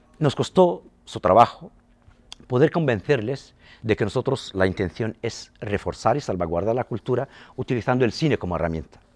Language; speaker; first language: Spanish; non-native, local second language; Arabic